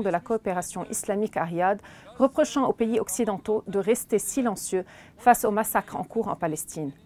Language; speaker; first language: French; non-native, local second language; Arabic